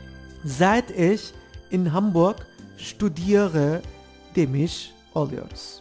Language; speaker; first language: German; non-native, fluent; Turkish